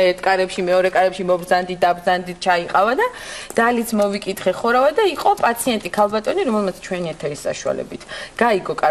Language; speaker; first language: Georgian; native; Georgian